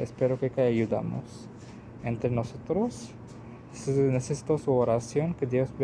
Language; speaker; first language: Spanish; non-native, learner; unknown